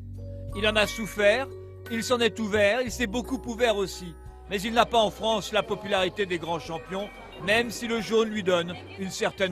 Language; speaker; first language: French; native; French